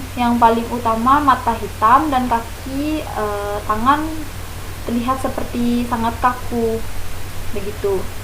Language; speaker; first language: Indonesian; non-native, local second language; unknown